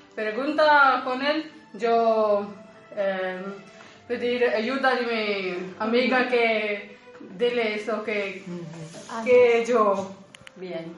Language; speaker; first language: Spanish; non-native, learner; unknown